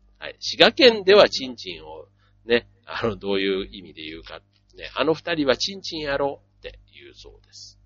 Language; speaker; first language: Japanese; native; Japanese